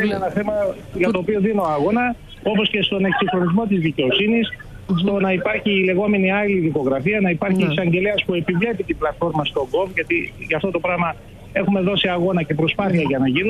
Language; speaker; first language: Greek; native; Greek